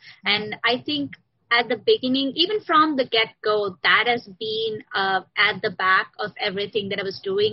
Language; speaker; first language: English; non-native, local second language; Sinhala